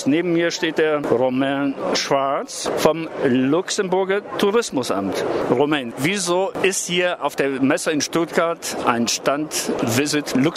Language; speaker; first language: German; native; German